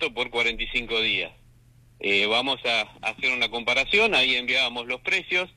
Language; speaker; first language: Spanish; native; Spanish